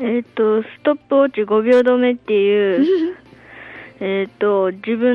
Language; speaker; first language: Japanese; native; Japanese